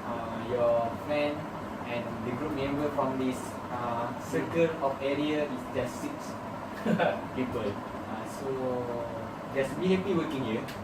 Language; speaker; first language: English; non-native, learner; Malay